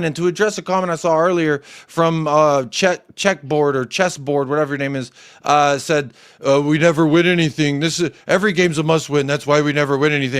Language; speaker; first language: English; native; English